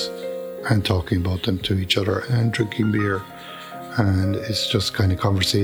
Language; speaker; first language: English; native; English